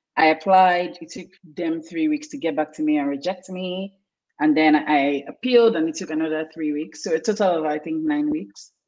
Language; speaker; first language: English; non-native, local second language; Yoruba